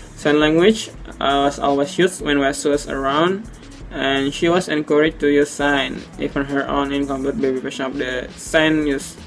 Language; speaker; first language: English; non-native, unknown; Indonesian